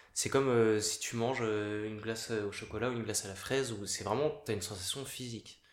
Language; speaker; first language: French; native; French